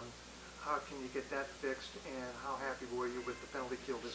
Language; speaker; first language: English; native; English